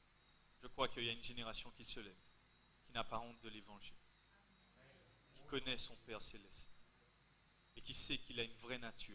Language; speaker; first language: French; native; French